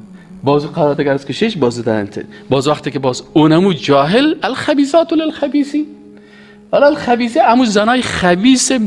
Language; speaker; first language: Persian; native; Persian